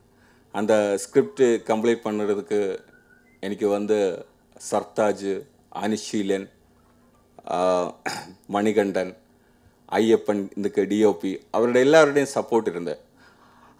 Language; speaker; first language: Tamil; non-native, learner; Malayalam